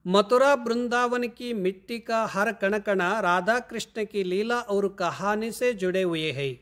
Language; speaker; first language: Hindi; non-native, local second language; Kannada